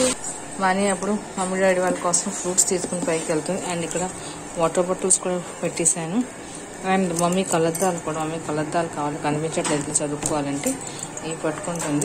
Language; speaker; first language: Telugu; native; Telugu